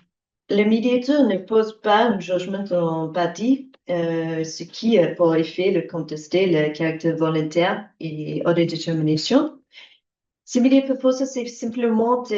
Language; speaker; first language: French; non-native, learner; English